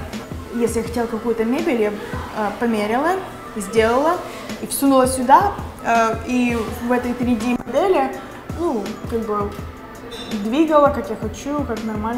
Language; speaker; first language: Russian; early bilingual, other home language; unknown